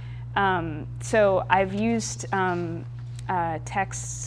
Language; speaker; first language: English; native; English